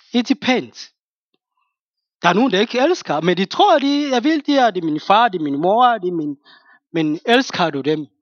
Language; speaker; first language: Danish; non-native, fluent; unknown